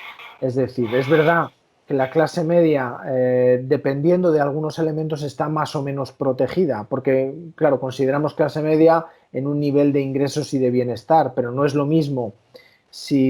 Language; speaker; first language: Spanish; native; Spanish